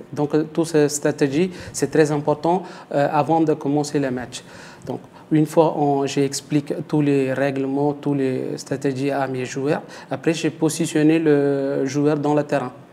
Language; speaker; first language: French; non-native, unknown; Tamil